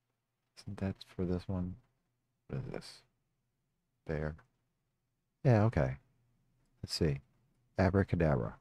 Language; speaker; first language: English; native; English